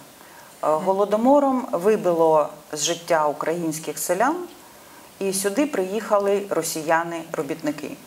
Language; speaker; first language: Ukrainian; non-native, local second language; Russian